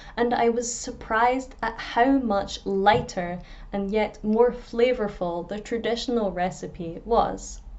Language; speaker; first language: English; native; English